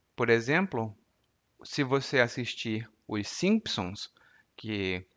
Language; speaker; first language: Portuguese; native; Portuguese